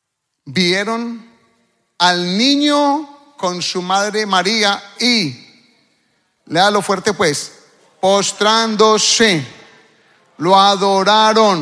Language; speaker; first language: Spanish; native; Spanish